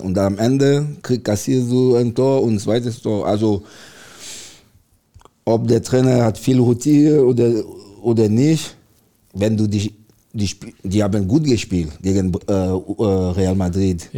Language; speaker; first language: German; non-native, learner; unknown